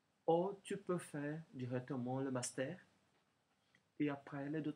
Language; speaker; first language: French; non-native, learner; Portuguese